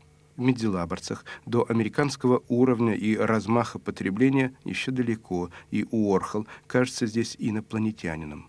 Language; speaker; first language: Russian; native; Russian